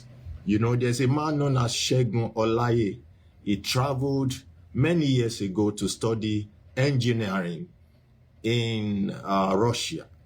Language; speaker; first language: English; non-native, local second language; Yoruba